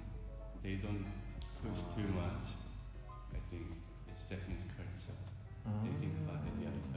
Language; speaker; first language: English; non-native, fluent; Korean